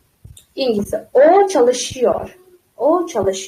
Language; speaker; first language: Turkish; non-native, fluent; Uzbek